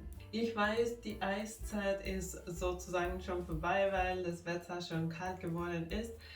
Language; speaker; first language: German; non-native, fluent; Finnish